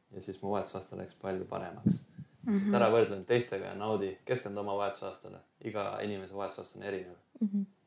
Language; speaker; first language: Estonian; non-native, fluent; German